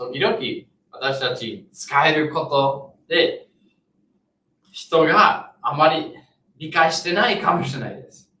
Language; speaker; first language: Japanese; non-native, fluent; English